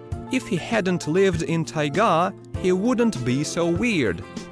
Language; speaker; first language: English; non-native, fluent; Russian